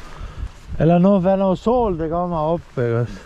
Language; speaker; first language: Danish; non-native, learner; Estonian